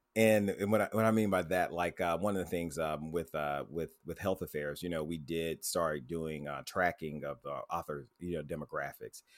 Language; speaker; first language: English; native; English